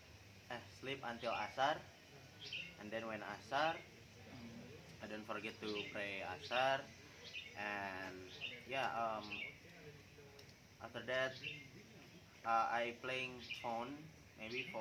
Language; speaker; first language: English; non-native, learner; Indonesian